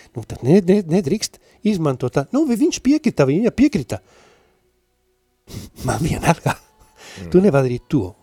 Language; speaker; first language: Latvian; non-native, learner; Spanish